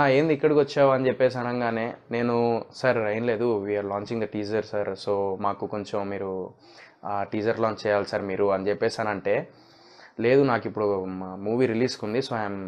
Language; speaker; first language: Telugu; native; Telugu